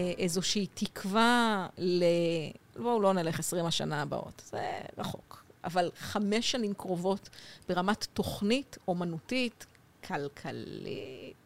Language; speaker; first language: Hebrew; native; Hebrew